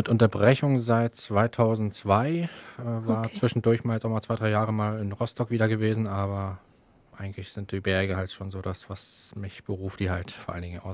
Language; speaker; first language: German; native; German